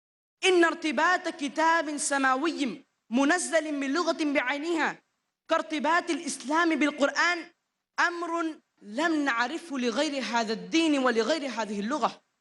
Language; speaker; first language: Arabic; non-native, learner; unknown